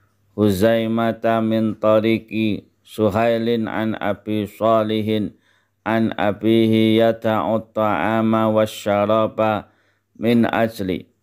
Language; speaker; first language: Arabic; non-native, fluent; Indonesian